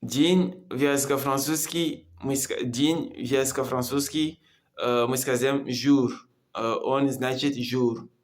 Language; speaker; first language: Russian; non-native, learner; Comorian